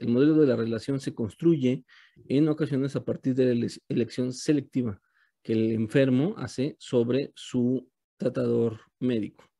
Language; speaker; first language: Spanish; native; Spanish